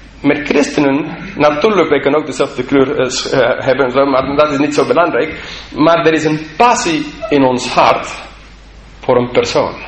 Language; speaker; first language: Dutch; non-native, fluent; English